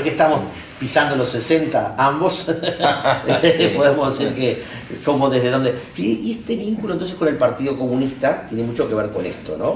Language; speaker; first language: Spanish; native; Spanish